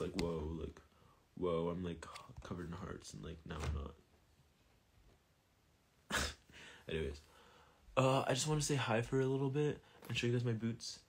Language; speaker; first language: English; native; English